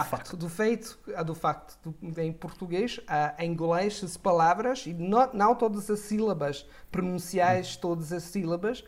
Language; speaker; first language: Portuguese; non-native, learner; Italian